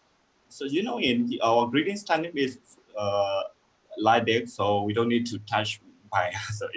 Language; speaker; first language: English; non-native, learner; Burmese